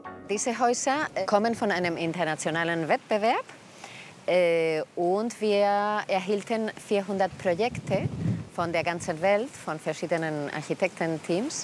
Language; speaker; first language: German; non-native, fluent; Spanish